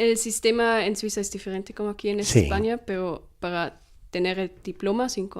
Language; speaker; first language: Spanish; non-native, fluent; German